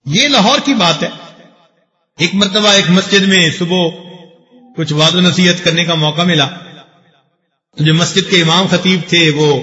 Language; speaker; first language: Urdu; non-native, local second language; Punjabi